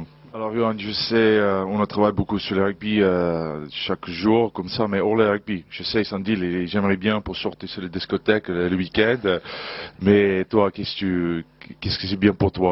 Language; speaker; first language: French; non-native, learner; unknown